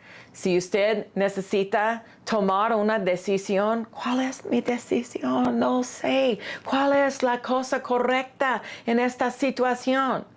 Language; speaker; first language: Spanish; non-native, fluent; English